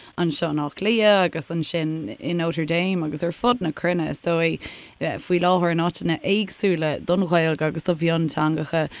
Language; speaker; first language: Irish; native; Irish